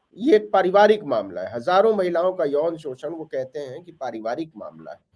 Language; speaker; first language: Hindi; native; Hindi